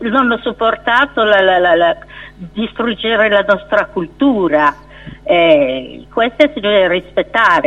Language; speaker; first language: Italian; non-native, fluent; French